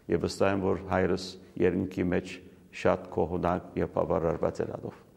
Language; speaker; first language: Armenian; early bilingual, heritage; Armenian